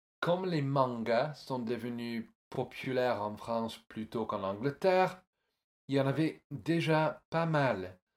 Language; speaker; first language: French; non-native, fluent; English